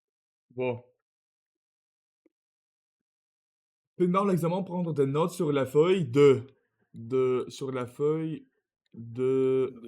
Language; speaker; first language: French; non-native, learner; Russian